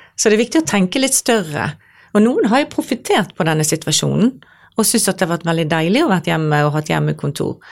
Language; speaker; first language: Norwegian; native; Norwegian